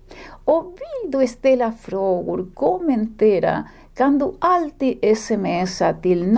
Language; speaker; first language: Swedish; non-native, fluent; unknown